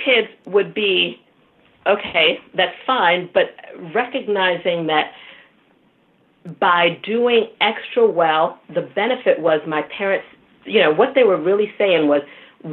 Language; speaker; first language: English; native; English